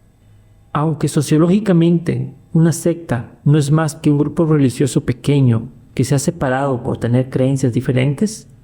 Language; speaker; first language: Spanish; native; Spanish